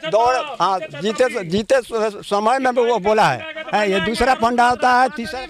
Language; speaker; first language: Hindi; native; Hindi